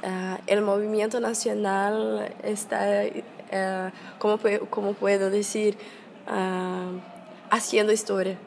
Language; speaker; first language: Spanish; non-native, fluent; Portuguese